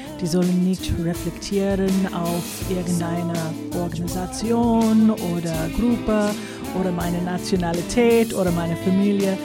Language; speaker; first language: German; non-native, fluent; English